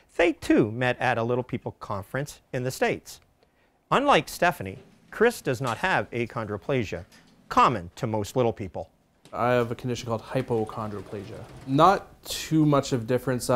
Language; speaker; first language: English; native; English